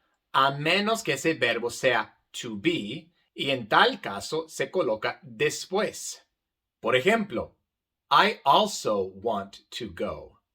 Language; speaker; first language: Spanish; non-native, fluent; English